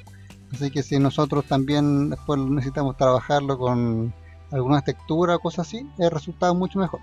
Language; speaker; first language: Spanish; native; Spanish